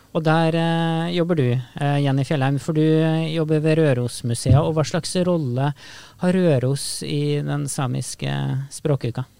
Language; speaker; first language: Norwegian; native; Norwegian